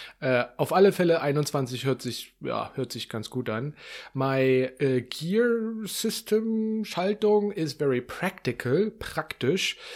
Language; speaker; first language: German; native; German